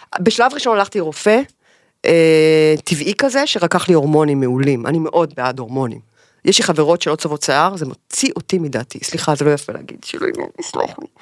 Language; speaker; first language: Hebrew; native; Hebrew